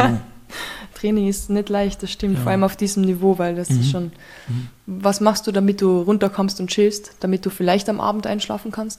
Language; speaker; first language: German; native; German